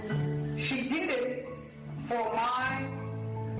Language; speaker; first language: English; native; English